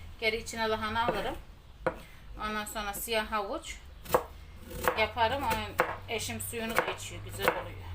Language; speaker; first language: Turkish; native; Turkish